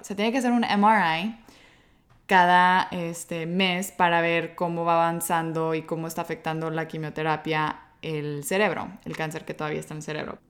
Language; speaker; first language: Spanish; early bilingual, heritage; Spanish